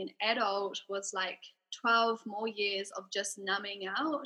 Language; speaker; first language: English; native; English